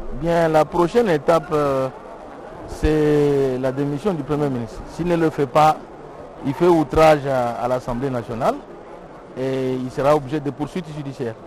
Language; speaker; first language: French; non-native, local second language; Luba-Lulua